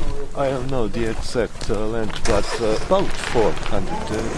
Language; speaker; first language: English; non-native, fluent; Serbian